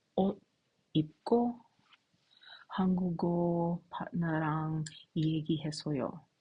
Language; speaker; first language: Korean; non-native, learner; English